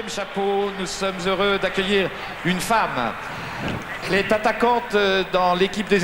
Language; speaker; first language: French; native; French